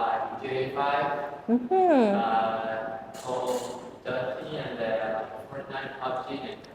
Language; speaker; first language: English; non-native, learner; Indonesian